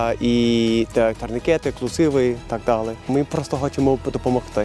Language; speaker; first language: Ukrainian; non-native, learner; Swedish